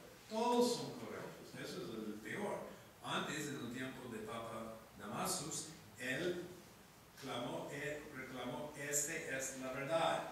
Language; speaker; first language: Spanish; non-native, fluent; English